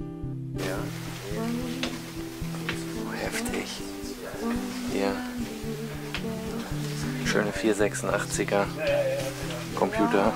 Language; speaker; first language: German; native; German